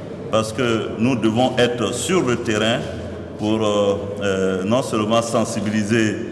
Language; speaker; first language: French; native; French